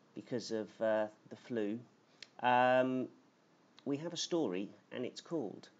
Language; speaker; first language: English; native; English